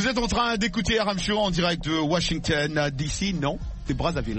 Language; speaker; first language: French; non-native, local second language; Lingala